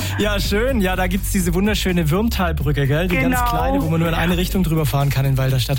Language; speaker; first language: German; native; German